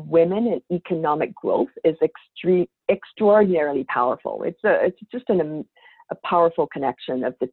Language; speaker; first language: English; native; English